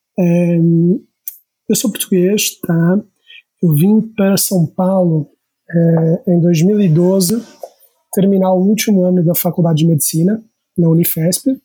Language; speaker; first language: Portuguese; native; Portuguese